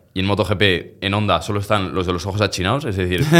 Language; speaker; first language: Spanish; native; Spanish